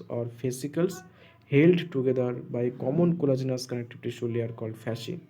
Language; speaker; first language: English; non-native, local second language; Bangla